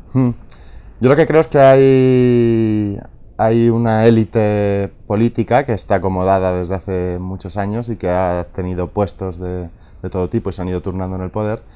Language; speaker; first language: Spanish; native; Spanish